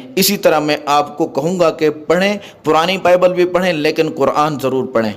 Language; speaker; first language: Urdu; native; Urdu